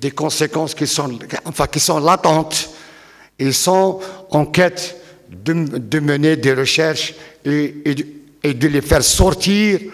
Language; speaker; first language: French; non-native, local second language; Arabic